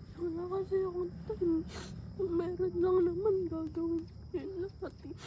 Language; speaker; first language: Filipino; native; Filipino